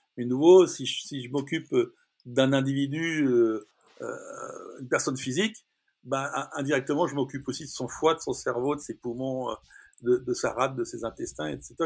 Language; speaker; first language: French; native; French